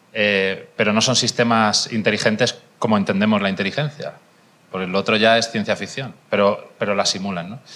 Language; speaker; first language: Spanish; native; Spanish